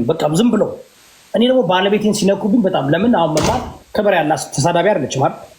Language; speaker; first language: Amharic; early bilingual, heritage; Amharic